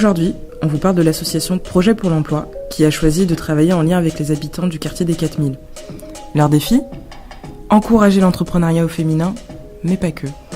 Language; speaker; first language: French; native; French